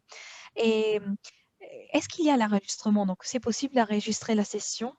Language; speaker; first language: French; non-native, fluent; Turkish